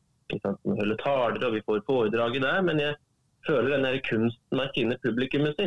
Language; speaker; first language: Norwegian; native; Norwegian